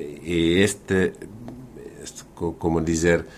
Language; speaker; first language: Portuguese; non-native, fluent; Finnish